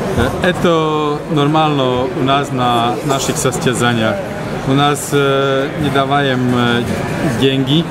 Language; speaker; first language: Russian; non-native, learner; Slovak